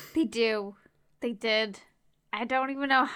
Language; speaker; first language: English; native; English